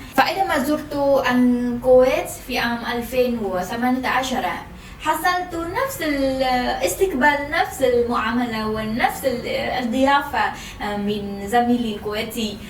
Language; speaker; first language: Arabic; non-native, fluent; Vietnamese